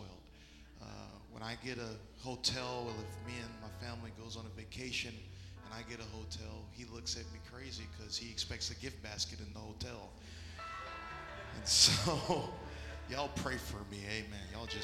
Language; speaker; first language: English; native; English